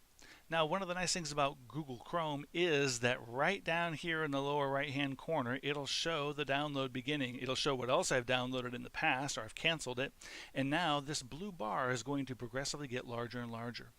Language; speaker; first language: English; native; English